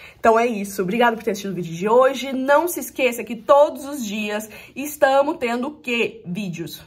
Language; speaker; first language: Portuguese; native; Portuguese